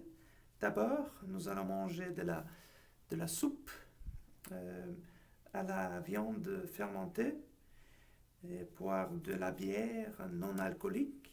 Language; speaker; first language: French; non-native, fluent; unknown